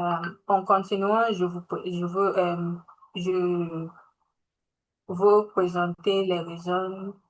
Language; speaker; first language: French; non-native, learner; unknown